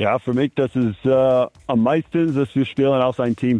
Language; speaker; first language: German; non-native, learner; English